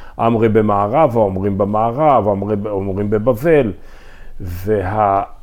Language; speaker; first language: Hebrew; native; Hebrew